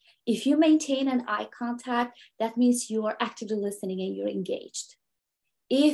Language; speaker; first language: English; non-native, fluent; Bulgarian